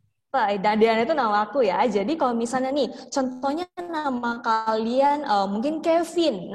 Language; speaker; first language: Indonesian; native; Indonesian